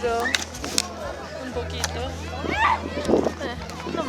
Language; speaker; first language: Spanish; non-native, learner; English